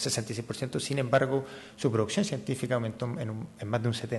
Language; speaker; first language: Spanish; native; Spanish